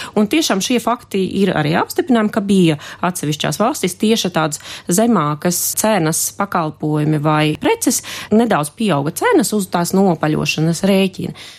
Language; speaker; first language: Latvian; non-native, local second language; Russian